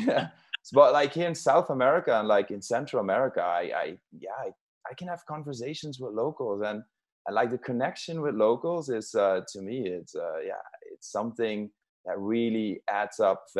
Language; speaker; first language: English; non-native, fluent; Dutch